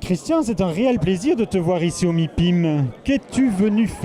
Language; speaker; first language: French; native; French